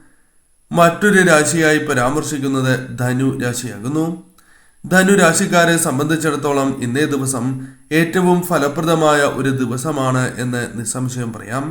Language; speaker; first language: Malayalam; native; Malayalam